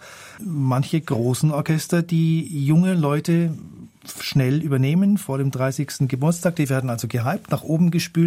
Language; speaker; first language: German; native; German